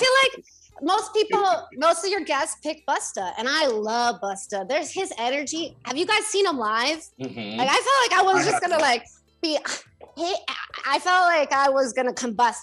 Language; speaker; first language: English; native; English